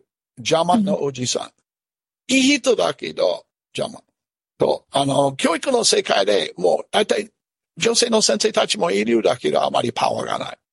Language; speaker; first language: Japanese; non-native, learner; English